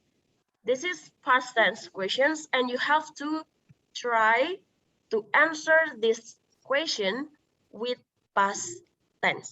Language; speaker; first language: English; non-native, local second language; Indonesian